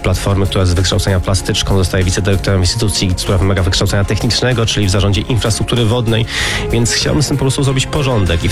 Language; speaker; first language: Polish; native; Polish